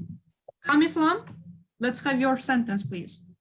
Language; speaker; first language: English; non-native, fluent; Kyrgyz